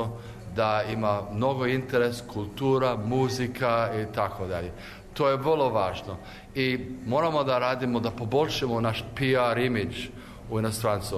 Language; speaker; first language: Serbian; early bilingual, heritage; English